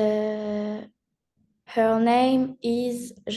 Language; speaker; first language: English; non-native, learner; French